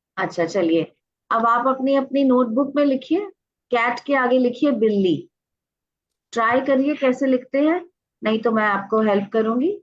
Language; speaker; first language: Hindi; native; Hindi